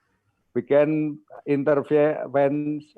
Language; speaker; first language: English; non-native, learner; Indonesian